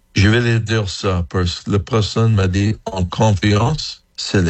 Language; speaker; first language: French; non-native, fluent; English